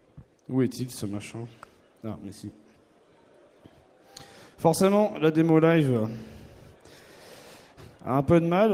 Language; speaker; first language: French; native; French